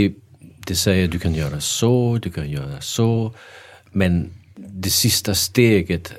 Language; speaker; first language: Swedish; non-native, fluent; Danish